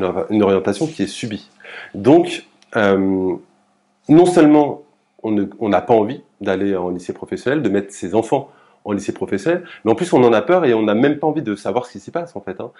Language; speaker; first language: French; native; French